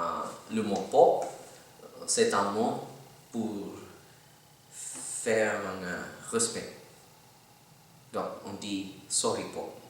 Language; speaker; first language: French; non-native, learner; Filipino